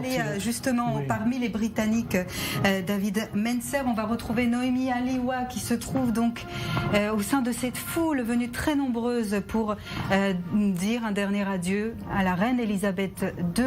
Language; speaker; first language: French; native; French